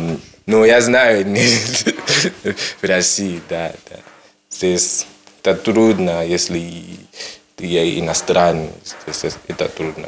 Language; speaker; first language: Russian; non-native, learner; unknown